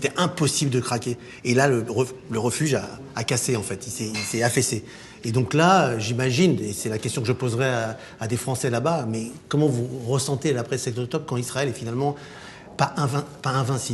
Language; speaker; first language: French; native; French